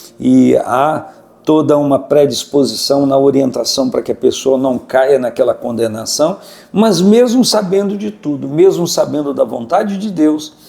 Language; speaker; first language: Portuguese; native; Portuguese